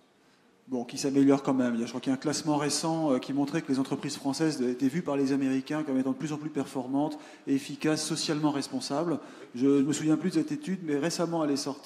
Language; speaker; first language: French; native; French